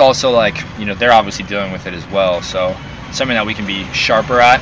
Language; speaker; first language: English; native; English